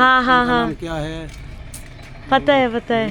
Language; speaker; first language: Hindi; non-native, local second language; Malayalam